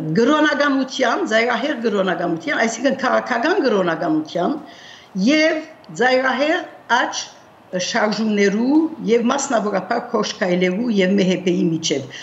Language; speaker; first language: Armenian; early bilingual, heritage; Armenian